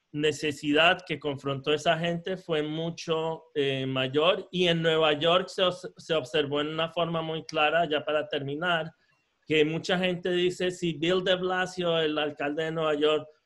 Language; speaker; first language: Spanish; native; Spanish